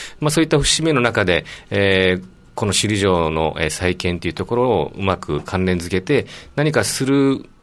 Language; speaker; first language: Japanese; native; Japanese